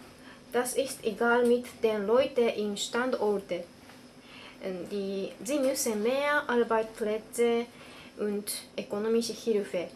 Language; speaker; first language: German; non-native, learner; Japanese